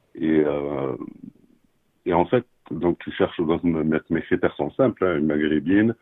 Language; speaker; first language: French; non-native, local second language; Arabic